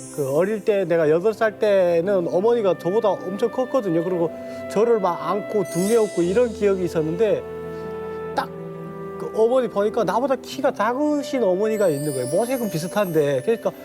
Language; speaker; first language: Korean; native; Korean